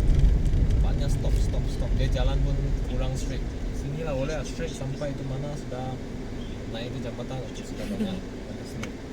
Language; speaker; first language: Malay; non-native, local second language; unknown